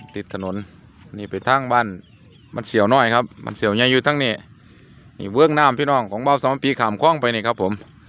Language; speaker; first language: Thai; native; Thai